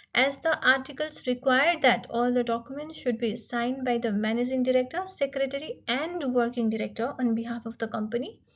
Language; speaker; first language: English; non-native, local second language; Nepali